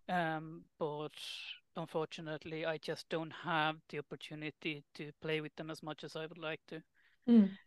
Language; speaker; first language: English; non-native, fluent; Finnish